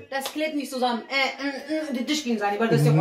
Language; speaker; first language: German; non-native, learner; Kurdish